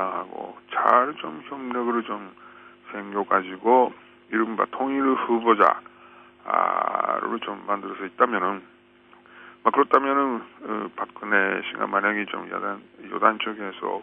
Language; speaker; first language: Korean; non-native, fluent; Japanese